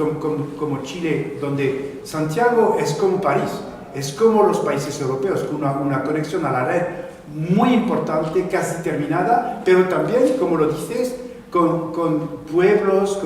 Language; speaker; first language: Spanish; non-native, fluent; French